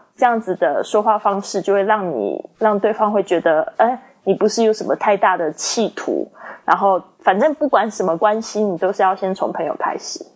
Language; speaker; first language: Chinese; native; Chinese